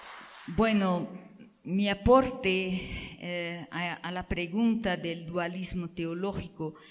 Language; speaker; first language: Spanish; non-native, fluent; Portuguese